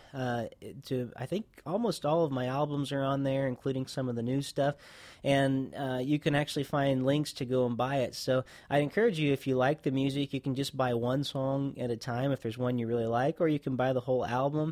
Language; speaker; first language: English; native; English